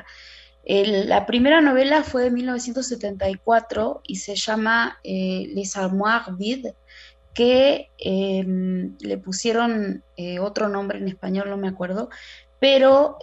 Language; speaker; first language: Spanish; native; Spanish